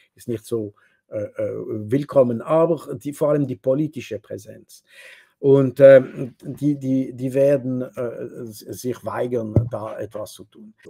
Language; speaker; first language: German; native; German